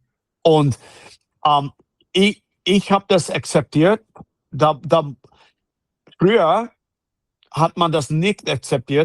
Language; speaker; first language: German; non-native, fluent; English